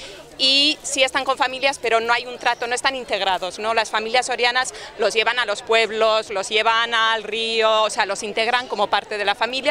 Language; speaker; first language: Spanish; native; Spanish